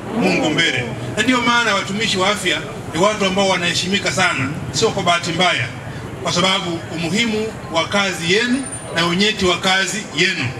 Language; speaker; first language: Swahili; native; Swahili